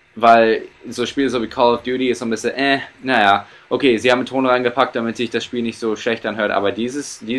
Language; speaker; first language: German; early bilingual, heritage; German